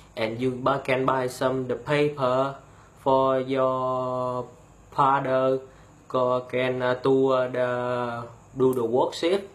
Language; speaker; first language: English; non-native, learner; Vietnamese